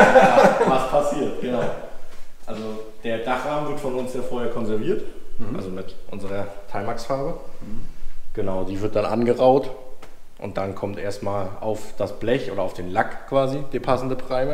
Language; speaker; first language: German; native; German